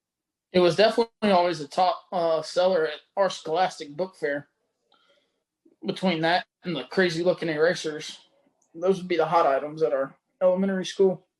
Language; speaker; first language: English; native; English